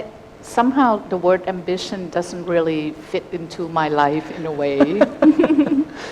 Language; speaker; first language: English; non-native, fluent; Thai